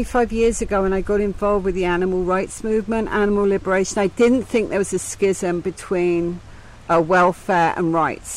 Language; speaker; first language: English; native; English